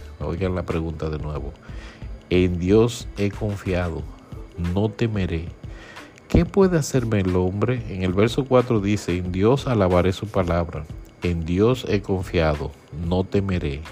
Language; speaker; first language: Spanish; native; Spanish